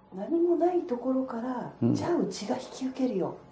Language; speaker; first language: Japanese; native; Japanese